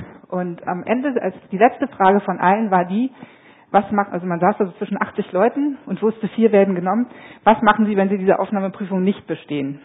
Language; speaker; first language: German; native; German